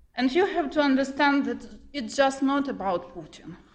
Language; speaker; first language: English; non-native, fluent; Ukrainian